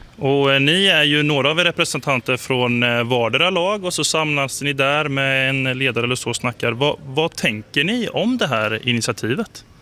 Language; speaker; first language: Swedish; native; Swedish